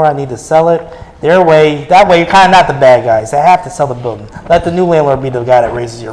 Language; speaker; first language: English; native; English